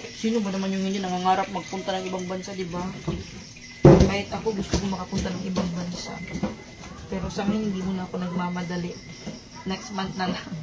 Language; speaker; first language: Filipino; non-native, local second language; Cebuano